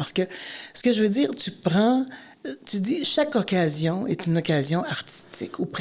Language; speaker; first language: French; native; French